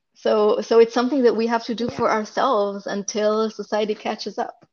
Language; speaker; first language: English; non-native, fluent; Hebrew